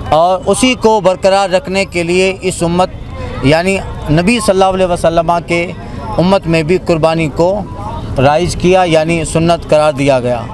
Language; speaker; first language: Urdu; non-native, local second language; Gujarati